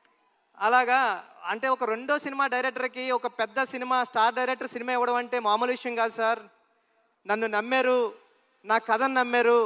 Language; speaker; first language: Telugu; native; Telugu